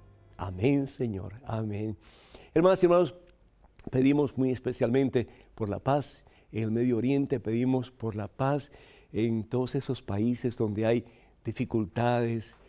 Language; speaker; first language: Spanish; native; Spanish